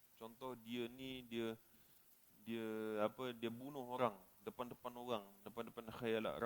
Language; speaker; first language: Malay; native; Malay